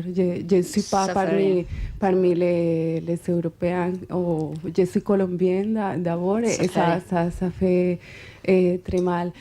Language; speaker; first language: French; non-native, fluent; Spanish